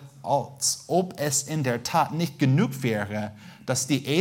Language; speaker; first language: German; non-native, fluent; English